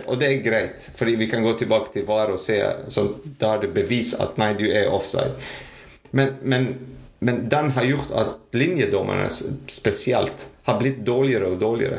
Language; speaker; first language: Norwegian; non-native, fluent; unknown